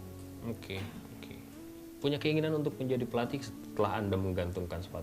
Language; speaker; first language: Indonesian; native; Indonesian